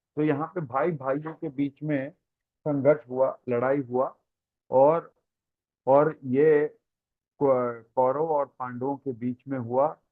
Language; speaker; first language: Hindi; non-native, local second language; Tamil